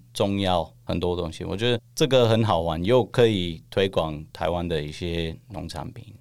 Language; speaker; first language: Chinese; non-native, fluent; English